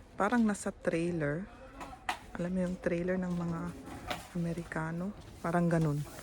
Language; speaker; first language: Filipino; native; Filipino